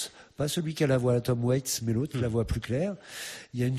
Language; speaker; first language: French; native; French